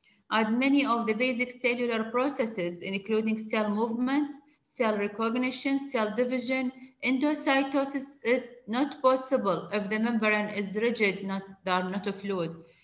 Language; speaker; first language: English; non-native, fluent; Arabic